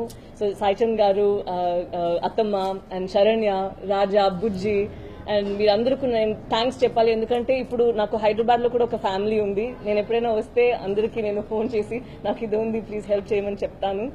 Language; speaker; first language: Telugu; non-native, fluent; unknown